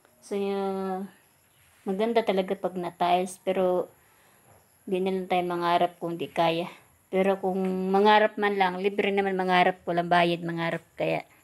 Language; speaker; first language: Filipino; non-native, local second language; Cebuano